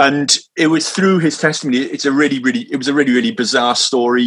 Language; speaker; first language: English; native; English